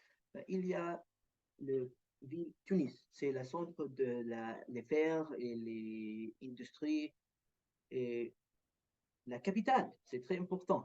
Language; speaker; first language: French; non-native, learner; Arabic